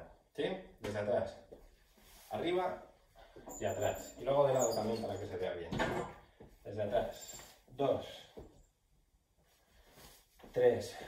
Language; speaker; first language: Spanish; native; Spanish